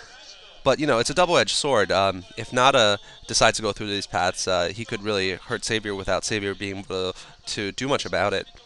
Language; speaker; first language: English; native; English